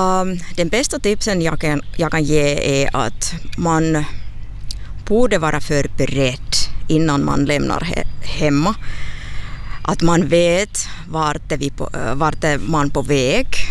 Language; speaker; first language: Swedish; non-native, fluent; Finnish